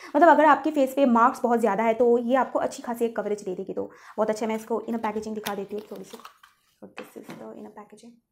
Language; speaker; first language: Hindi; non-native, local second language; Bangla